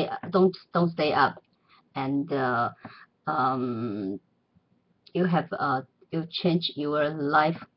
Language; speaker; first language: English; non-native, learner; Chinese